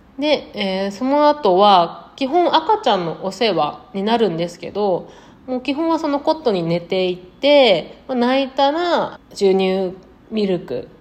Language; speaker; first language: Japanese; native; Japanese